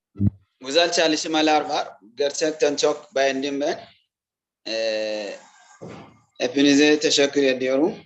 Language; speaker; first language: Turkish; non-native, learner; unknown